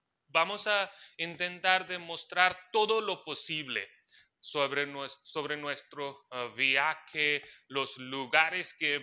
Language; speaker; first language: Spanish; non-native, fluent; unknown